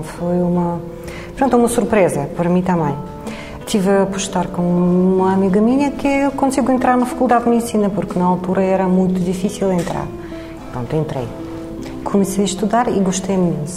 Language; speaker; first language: Portuguese; non-native, fluent; Russian